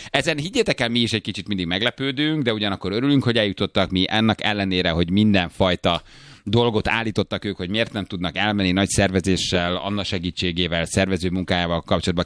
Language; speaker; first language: Hungarian; native; Hungarian